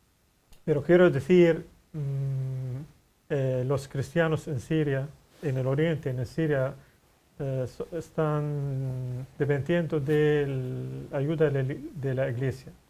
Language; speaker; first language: Spanish; non-native, fluent; Arabic